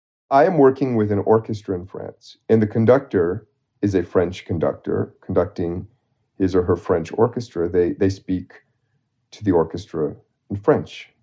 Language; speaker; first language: English; native; English